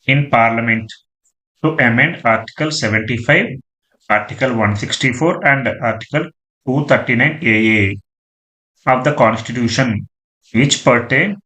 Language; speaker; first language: English; non-native, local second language; Telugu